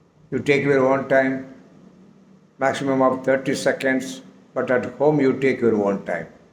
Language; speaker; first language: English; non-native, local second language; Tamil